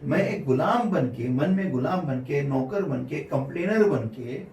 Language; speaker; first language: Hindi; non-native, local second language; Marathi